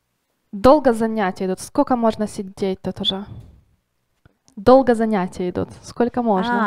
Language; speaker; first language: Russian; native; Russian